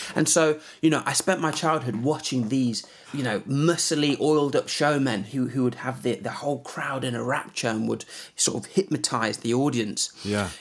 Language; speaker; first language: English; native; English